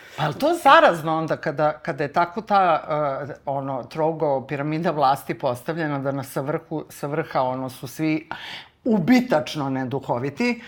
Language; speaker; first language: Serbian; native; Serbian